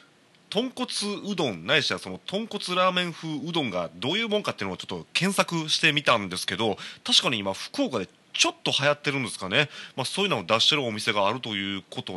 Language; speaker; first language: Japanese; native; Japanese